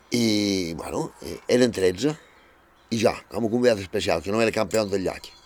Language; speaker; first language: Catalan; native; Catalan